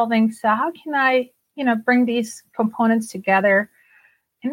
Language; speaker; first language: English; non-native, fluent; Turkish